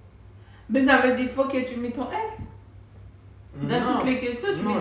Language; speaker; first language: French; non-native, learner; Haitian Creole